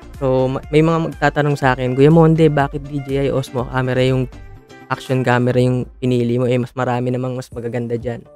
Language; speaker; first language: Filipino; native; Filipino